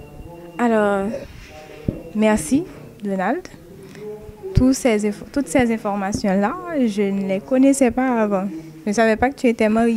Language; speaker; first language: French; non-native, local second language; Haitian Creole